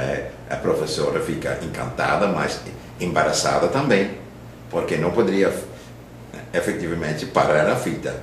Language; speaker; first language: Portuguese; non-native, fluent; Dutch